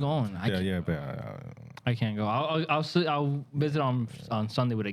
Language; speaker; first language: English; early bilingual, other home language; Spanish